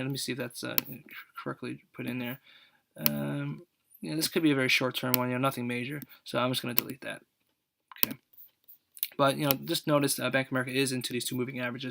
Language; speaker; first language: English; native; English